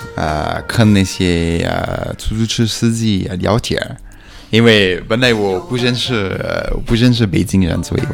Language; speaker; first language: Chinese; non-native, fluent; French